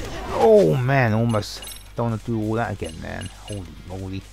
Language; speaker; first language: English; native; English